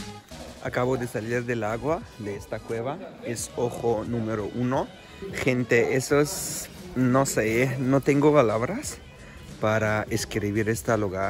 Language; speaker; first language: Spanish; non-native, fluent; Arabic